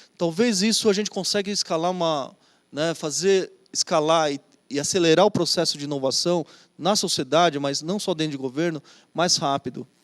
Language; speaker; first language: Portuguese; native; Portuguese